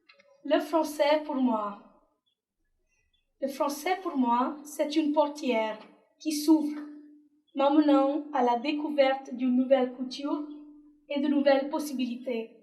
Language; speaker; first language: French; non-native, learner; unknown